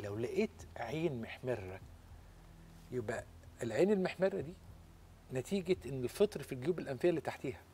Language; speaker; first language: Arabic; native; Arabic